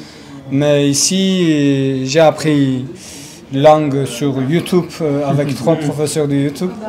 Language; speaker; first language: French; non-native, learner; Kurdish